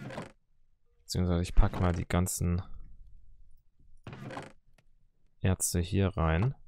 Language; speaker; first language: German; native; German